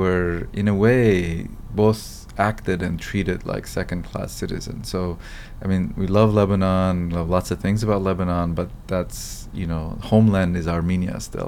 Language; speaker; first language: English; non-native, fluent; Arabic